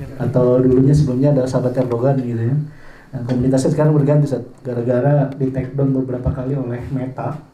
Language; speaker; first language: Indonesian; non-native, local second language; Madurese